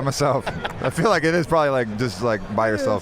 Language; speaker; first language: English; native; English